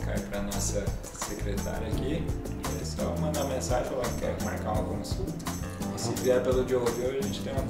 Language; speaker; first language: Portuguese; native; Portuguese